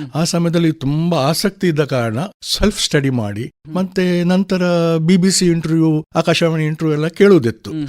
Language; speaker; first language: Kannada; non-native, local second language; Konkani